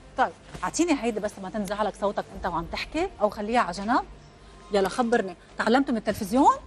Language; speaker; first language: Arabic; native; Arabic